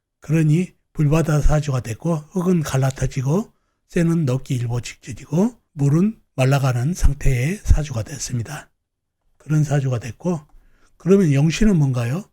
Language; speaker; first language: Korean; native; Korean